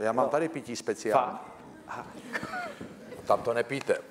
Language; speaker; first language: Czech; native; Czech